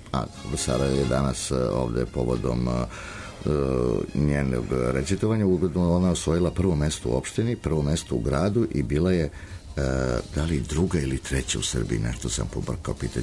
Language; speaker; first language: Serbian; native; Serbian